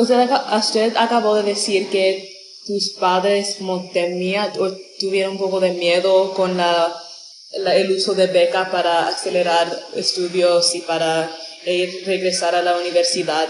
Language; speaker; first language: Spanish; non-native, learner; English